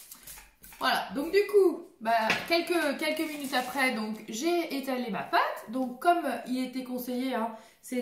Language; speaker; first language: French; native; French